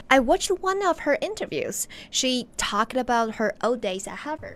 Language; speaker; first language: English; non-native, fluent; Chinese